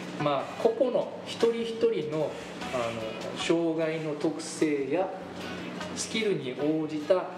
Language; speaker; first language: Japanese; native; Japanese